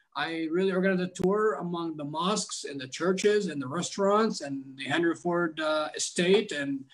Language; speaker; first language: English; non-native, fluent; Arabic